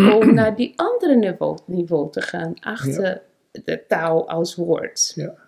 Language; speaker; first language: Dutch; non-native, fluent; Portuguese